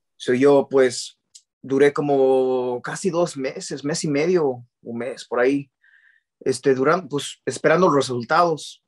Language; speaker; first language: Spanish; early bilingual, heritage; Spanish